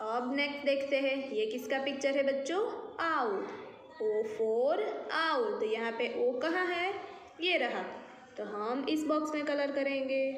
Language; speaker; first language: Hindi; non-native, local second language; Gujarati